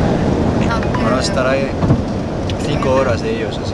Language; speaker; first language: Spanish; non-native, fluent; Swedish